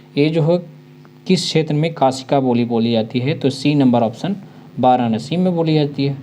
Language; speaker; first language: Hindi; native; Hindi